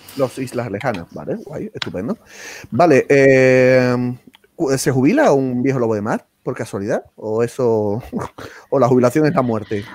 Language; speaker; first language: Spanish; native; Spanish